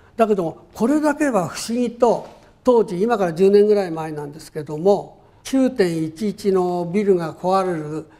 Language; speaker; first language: Japanese; native; Japanese